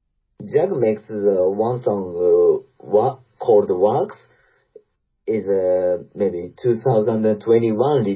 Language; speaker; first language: English; non-native, learner; Japanese